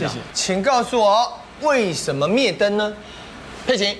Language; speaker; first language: Chinese; native; Chinese